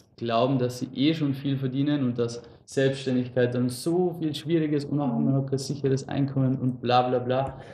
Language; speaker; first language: German; native; German